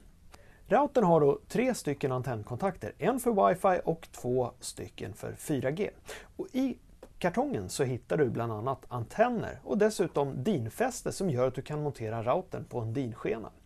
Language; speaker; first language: Swedish; native; Swedish